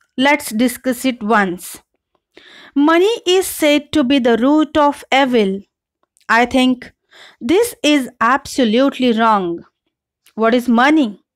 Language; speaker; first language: English; non-native, local second language; Marathi